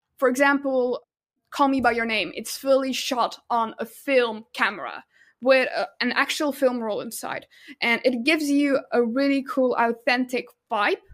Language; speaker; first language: English; non-native, fluent; Russian